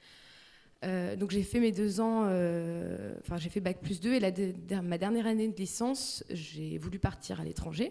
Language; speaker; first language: French; native; French